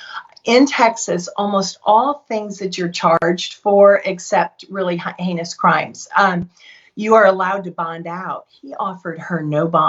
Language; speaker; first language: English; native; English